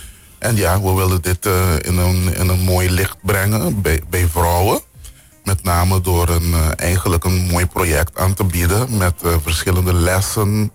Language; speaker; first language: Dutch; non-native, local second language; Papiamento